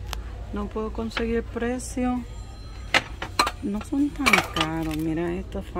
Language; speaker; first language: Spanish; early bilingual, heritage; Spanish